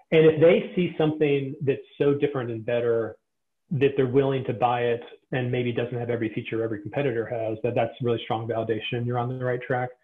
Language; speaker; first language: English; native; English